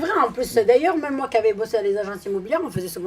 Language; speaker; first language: French; native; French